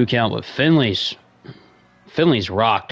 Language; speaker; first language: English; native; English